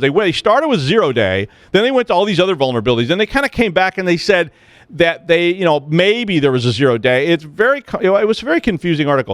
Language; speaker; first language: English; native; English